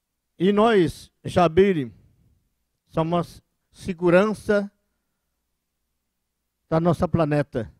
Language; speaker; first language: Portuguese; non-native, local second language; Yanomámi